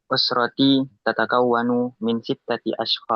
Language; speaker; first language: Arabic; non-native, learner; Indonesian